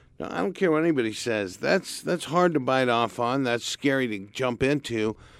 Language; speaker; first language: English; native; English